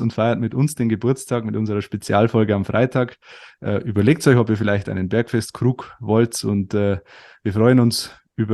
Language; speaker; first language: German; native; German